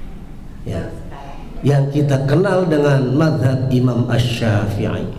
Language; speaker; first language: Indonesian; native; Indonesian